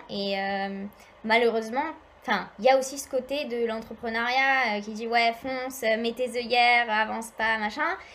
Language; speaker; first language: French; native; French